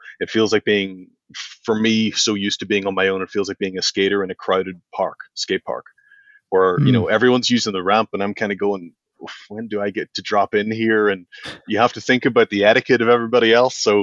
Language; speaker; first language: English; native; English